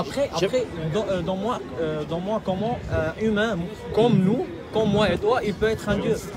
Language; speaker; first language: French; non-native, learner; Arabic